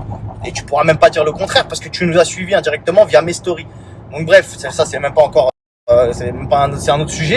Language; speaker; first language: French; native; French